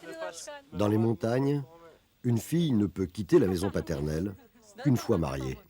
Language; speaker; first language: French; native; French